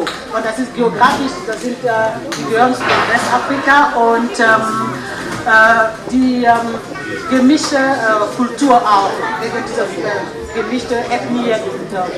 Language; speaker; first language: German; non-native, fluent; French